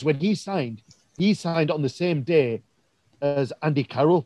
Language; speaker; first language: English; native; English